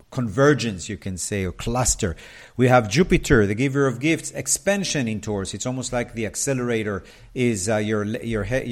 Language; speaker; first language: English; non-native, fluent; Hebrew